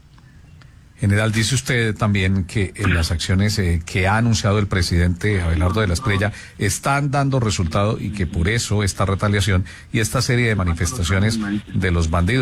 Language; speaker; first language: Spanish; native; Spanish